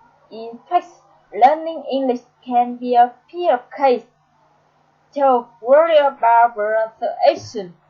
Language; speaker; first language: English; non-native, learner; Vietnamese